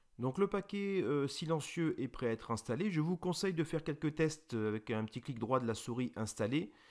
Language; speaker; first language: French; native; French